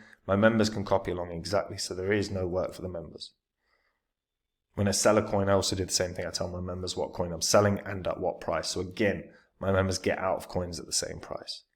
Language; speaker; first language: English; native; English